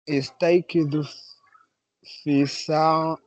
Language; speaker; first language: Arabic; non-native, learner; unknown